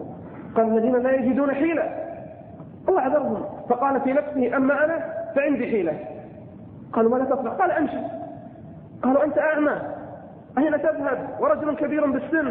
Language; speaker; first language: Arabic; native; Arabic